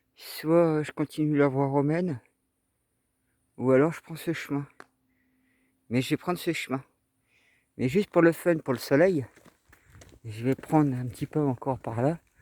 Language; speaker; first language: French; native; French